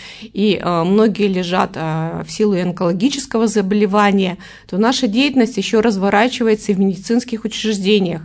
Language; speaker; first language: Russian; native; Russian